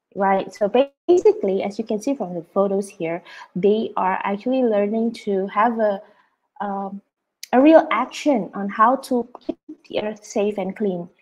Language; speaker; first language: English; non-native, fluent; Indonesian